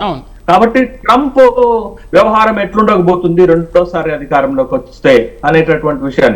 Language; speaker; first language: Telugu; native; Telugu